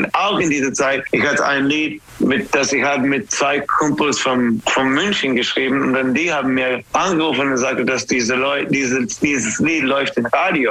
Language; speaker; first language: German; non-native, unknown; English